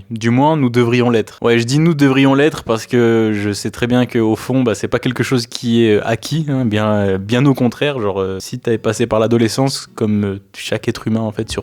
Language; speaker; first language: French; native; French